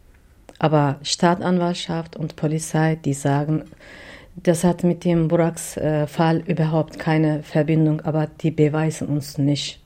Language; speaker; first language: German; non-native, learner; Turkish